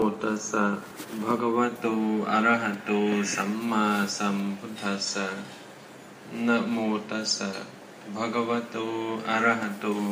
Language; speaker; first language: Thai; non-native, fluent; English